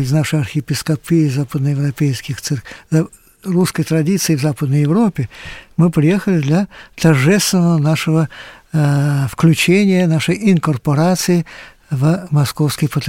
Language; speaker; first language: Russian; native; Russian